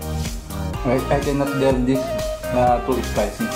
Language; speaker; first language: English; non-native, local second language; Filipino